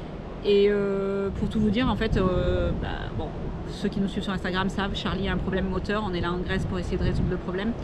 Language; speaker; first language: French; native; French